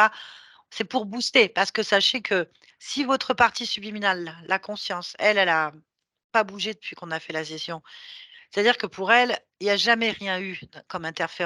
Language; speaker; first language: French; native; French